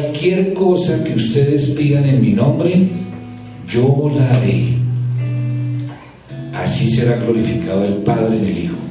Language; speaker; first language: Spanish; native; Spanish